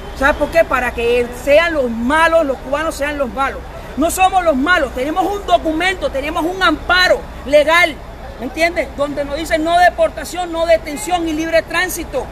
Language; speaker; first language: Spanish; native; Spanish